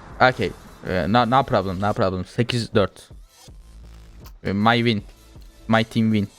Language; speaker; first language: English; non-native, learner; Turkish